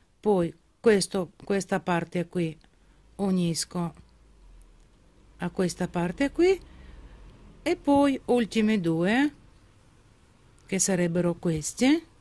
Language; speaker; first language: Italian; non-native, fluent; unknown